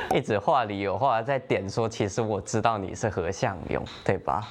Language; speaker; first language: Chinese; native; Chinese